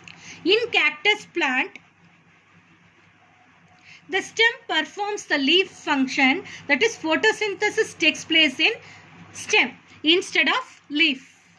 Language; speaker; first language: English; non-native, local second language; Tamil